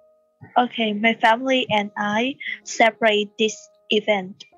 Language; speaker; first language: English; non-native, learner; Vietnamese